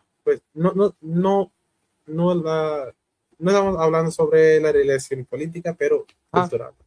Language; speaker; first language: Spanish; non-native, fluent; Hindi